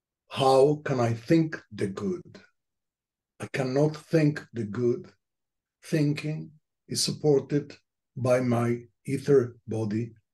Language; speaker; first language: English; non-native, fluent; Spanish